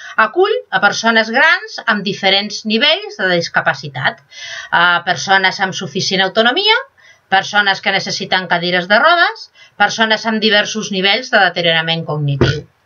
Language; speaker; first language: Catalan; non-native, local second language; Spanish